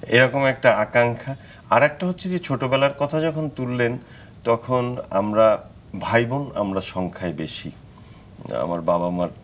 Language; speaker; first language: Bangla; native; Bangla